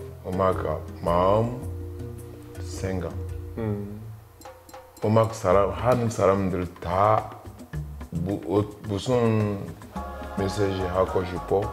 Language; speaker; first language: Korean; non-native, learner; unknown